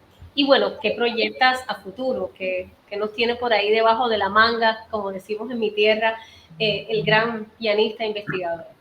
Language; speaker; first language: Spanish; native; Spanish